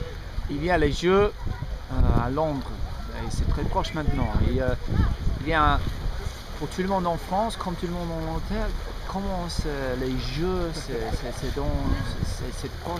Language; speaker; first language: French; non-native, learner; English